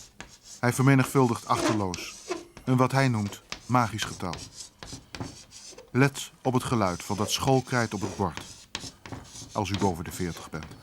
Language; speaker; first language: Dutch; native; Dutch